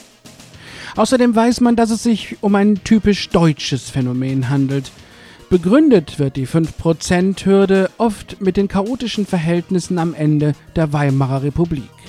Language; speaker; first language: German; native; German